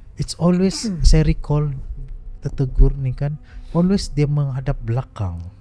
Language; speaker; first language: Malay; native; Malay